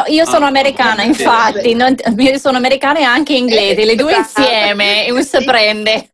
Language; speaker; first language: Italian; non-native, learner; English